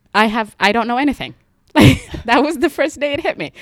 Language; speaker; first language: English; non-native, local second language; Somali